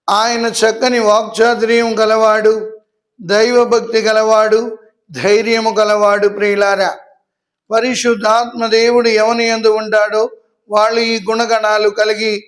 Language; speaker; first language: Telugu; native; Telugu